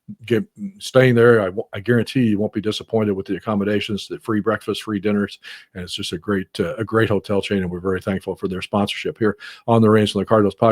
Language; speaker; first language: English; native; English